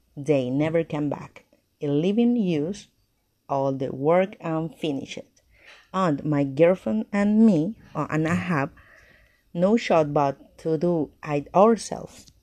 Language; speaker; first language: English; non-native, learner; Spanish